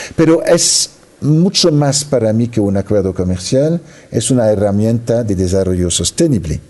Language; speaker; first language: Spanish; non-native, fluent; French